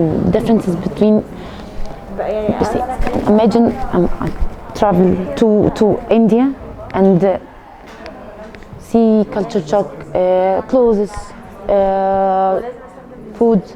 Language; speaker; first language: English; non-native, fluent; Arabic